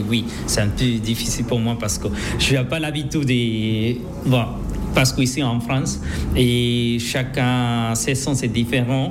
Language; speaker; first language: French; non-native, learner; Spanish